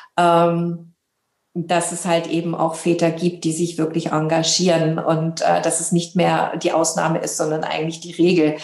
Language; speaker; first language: German; native; German